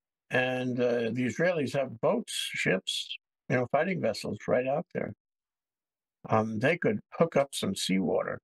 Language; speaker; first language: English; native; English